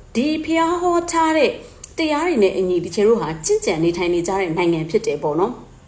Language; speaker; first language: Burmese; native; Burmese